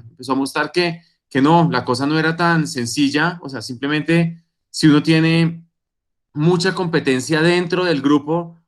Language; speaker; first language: Spanish; native; Spanish